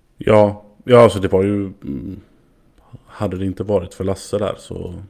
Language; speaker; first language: Swedish; native; Swedish